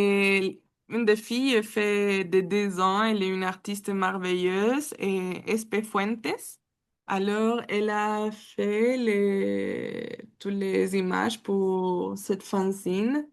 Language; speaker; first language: French; non-native, learner; Spanish